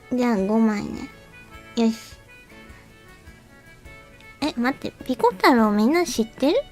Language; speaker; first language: Japanese; native; Japanese